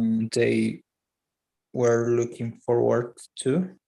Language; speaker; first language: English; non-native, learner; Spanish